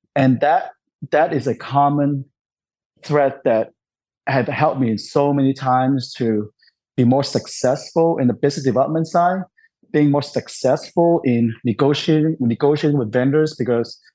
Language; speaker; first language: English; non-native, local second language; Cantonese